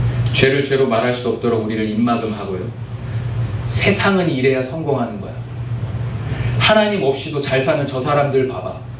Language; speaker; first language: Korean; native; Korean